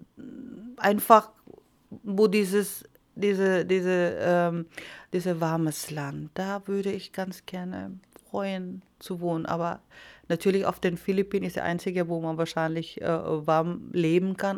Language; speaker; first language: German; non-native, fluent; Iloko